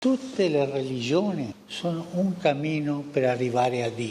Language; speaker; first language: Italian; early bilingual, heritage; Spanish